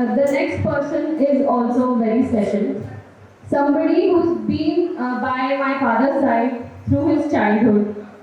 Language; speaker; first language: English; non-native, local second language; Marathi